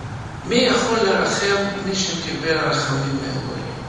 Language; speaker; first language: Hebrew; non-native, fluent; Russian